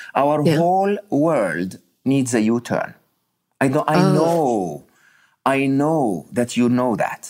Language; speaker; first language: English; non-native, fluent; Arabic